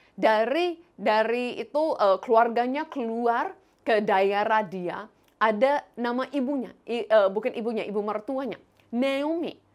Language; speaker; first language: Indonesian; non-native, fluent; English